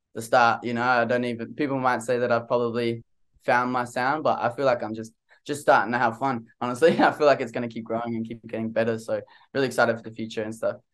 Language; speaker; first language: English; native; English